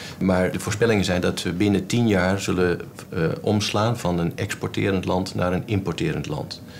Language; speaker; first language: Dutch; native; Dutch